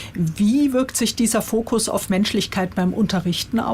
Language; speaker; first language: German; native; German